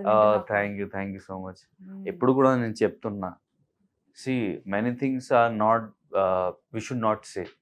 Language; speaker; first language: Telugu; non-native, local second language; Hindi